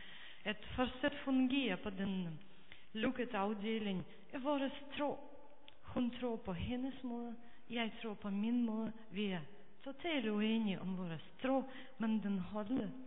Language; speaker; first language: Danish; non-native, fluent; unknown